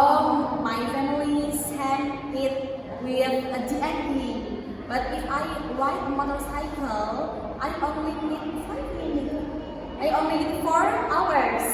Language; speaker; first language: English; non-native, learner; Indonesian